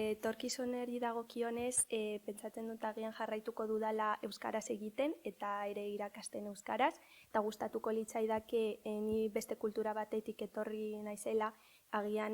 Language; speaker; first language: Basque; early bilingual, other home language; Arabic